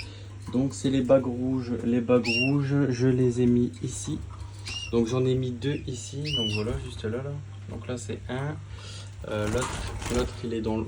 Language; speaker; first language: French; native; French